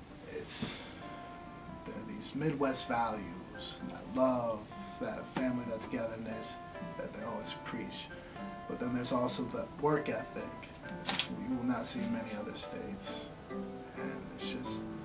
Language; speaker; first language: English; early bilingual, other home language; Spanish